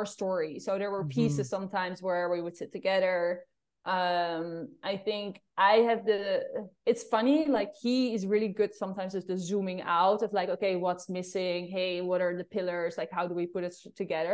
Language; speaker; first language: English; non-native, fluent; Dutch